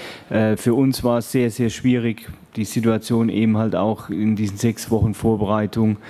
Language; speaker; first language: German; native; German